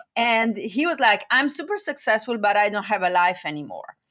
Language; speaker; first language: English; non-native, fluent; Italian